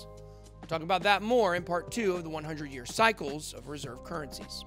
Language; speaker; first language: English; native; English